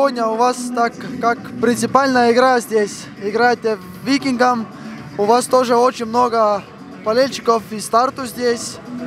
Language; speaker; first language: Russian; non-native, learner; Estonian